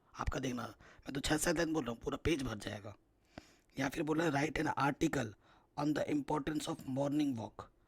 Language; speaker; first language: Hindi; native; Hindi